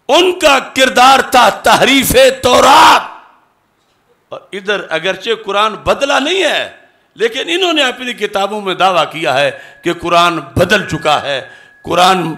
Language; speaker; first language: Urdu; native; Urdu